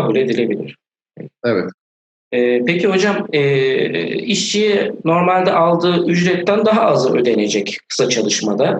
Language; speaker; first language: Turkish; native; Turkish